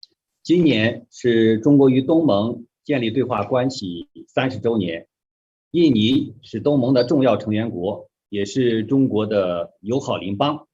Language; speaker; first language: Chinese; native; Chinese